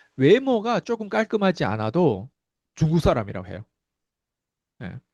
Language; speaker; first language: Korean; non-native, fluent; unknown